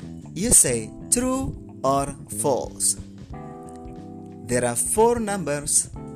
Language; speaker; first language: English; non-native, fluent; Indonesian